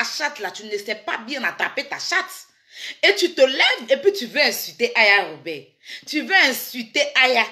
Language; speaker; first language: French; native; French